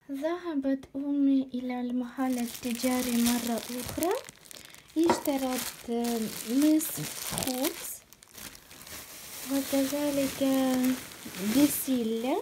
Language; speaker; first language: Arabic; non-native, fluent; Ukrainian